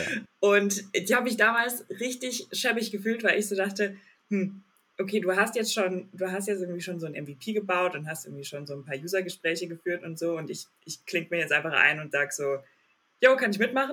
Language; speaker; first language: German; native; German